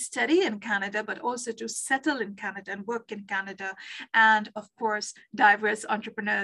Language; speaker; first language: English; non-native, local second language; Bangla